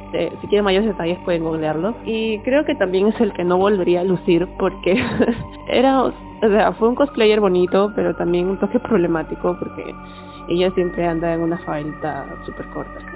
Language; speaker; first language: Spanish; native; Spanish